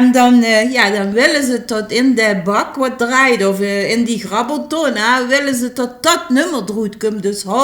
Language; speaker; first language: Dutch; native; Dutch